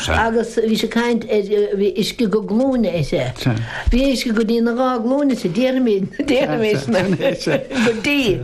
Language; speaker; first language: Irish; native; Irish